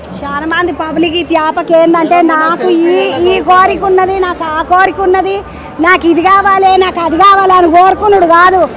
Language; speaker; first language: Telugu; native; Telugu